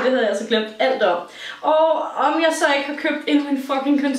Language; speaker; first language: Danish; native; Danish